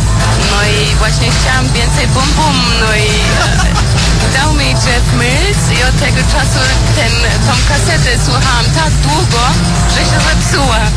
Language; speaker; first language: Polish; early bilingual, heritage; Polish